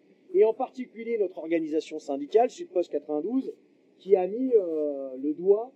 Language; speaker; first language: French; native; French